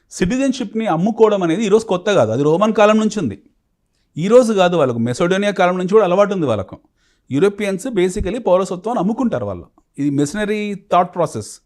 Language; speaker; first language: Telugu; native; Telugu